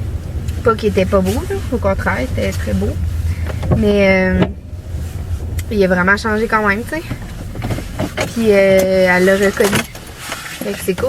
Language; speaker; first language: French; native; French